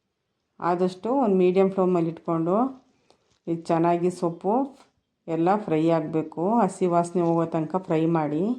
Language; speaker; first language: Kannada; native; Kannada